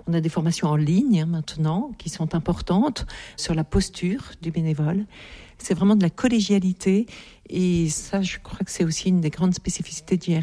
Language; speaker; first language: French; native; French